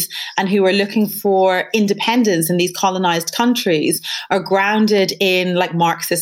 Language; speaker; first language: English; native; English